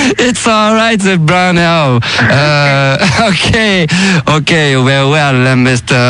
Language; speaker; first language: English; non-native, learner; French